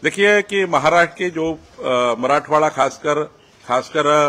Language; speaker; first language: Hindi; non-native, local second language; Marathi